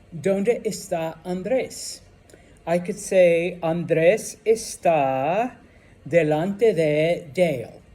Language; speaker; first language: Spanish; non-native, fluent; English